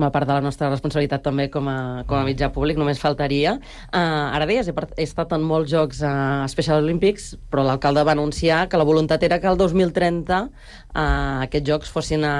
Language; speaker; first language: Catalan; native; Catalan